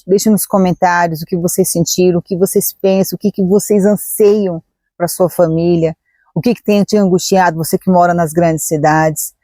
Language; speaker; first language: Portuguese; native; Portuguese